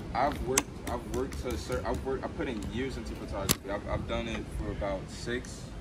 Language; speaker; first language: English; native; English